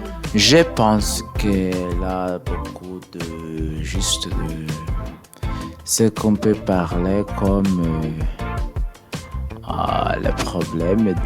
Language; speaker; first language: French; non-native, learner; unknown